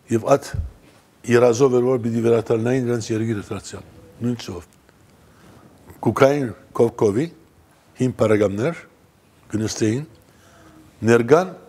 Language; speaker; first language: Armenian; early bilingual, heritage; Armenian